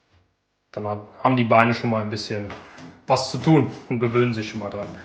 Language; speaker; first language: German; native; German